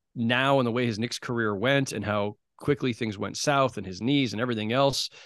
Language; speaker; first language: English; native; English